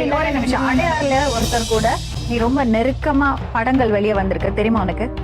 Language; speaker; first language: Tamil; native; Tamil